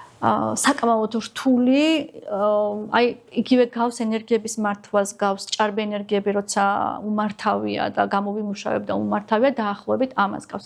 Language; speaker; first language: Georgian; native; Georgian